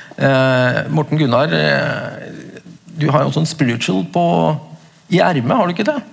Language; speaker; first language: Norwegian; native; Norwegian